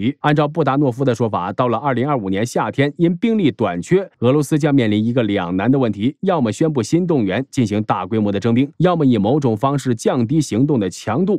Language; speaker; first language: Chinese; native; Chinese